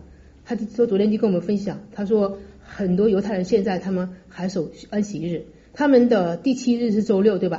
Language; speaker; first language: Chinese; native; Chinese